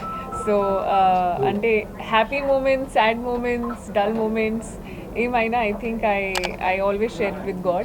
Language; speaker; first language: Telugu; non-native, learner; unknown